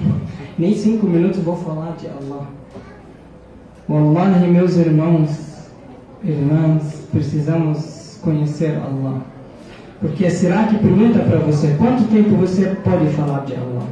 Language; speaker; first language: Portuguese; non-native, fluent; Arabic